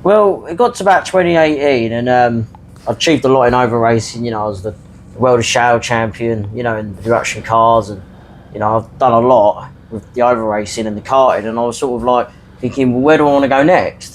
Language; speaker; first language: English; native; English